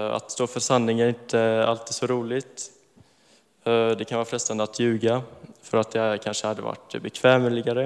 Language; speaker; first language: Swedish; native; Swedish